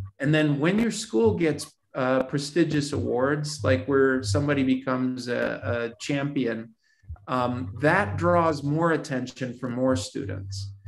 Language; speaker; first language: English; native; English